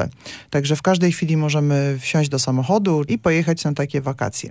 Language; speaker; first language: Polish; native; Polish